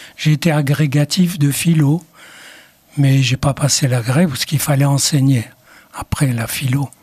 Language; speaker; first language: French; non-native, local second language; Arabic